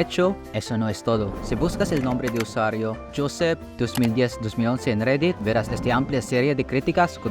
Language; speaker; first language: Spanish; non-native, fluent; Filipino